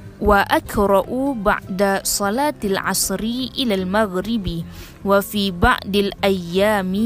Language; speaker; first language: Arabic; non-native, learner; Indonesian